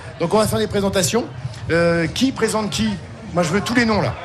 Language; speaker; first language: French; native; French